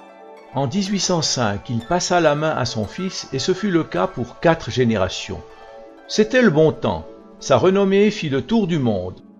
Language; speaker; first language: French; native; French